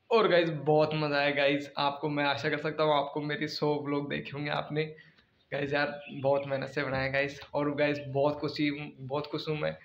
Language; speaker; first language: Hindi; native; Hindi